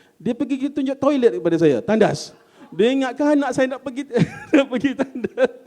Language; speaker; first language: Malay; native; Malay